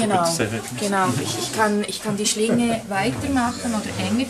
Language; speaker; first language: German; non-native, fluent; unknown